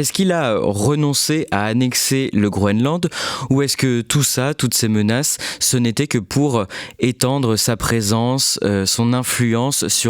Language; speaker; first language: French; native; French